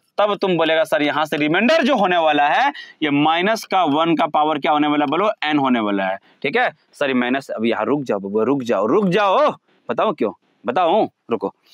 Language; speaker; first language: Hindi; native; Hindi